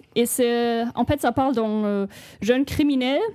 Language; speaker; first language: French; non-native, fluent; German